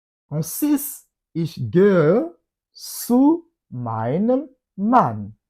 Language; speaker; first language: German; non-native, fluent; French